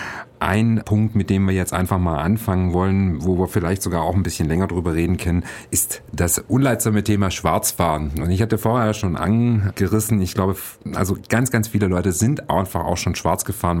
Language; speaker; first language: German; native; German